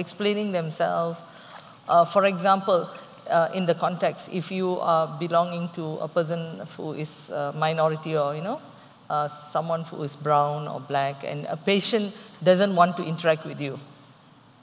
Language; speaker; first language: English; non-native, local second language; Tamil